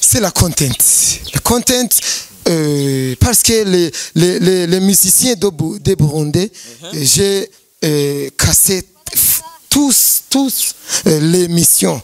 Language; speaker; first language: French; non-native, learner; Rundi